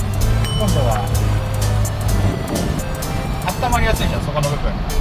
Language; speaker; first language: Japanese; native; Japanese